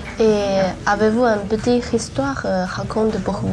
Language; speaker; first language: French; non-native, learner; Chinese